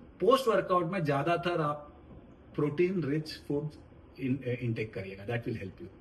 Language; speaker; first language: Hindi; non-native, local second language; Marathi